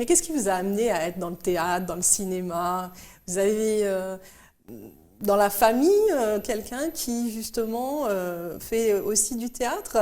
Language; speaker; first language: French; native; French